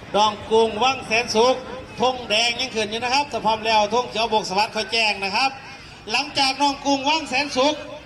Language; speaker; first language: Thai; native; Thai